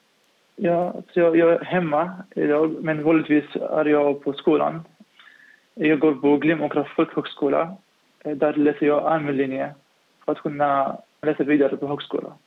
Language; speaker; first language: Swedish; non-native, fluent; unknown